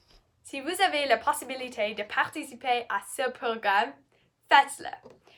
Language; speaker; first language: French; non-native, learner; English